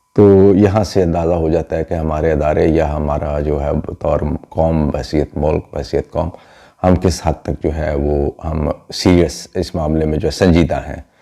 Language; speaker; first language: Urdu; non-native, local second language; Punjabi